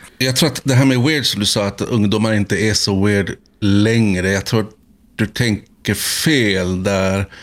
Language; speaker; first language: Swedish; native; Swedish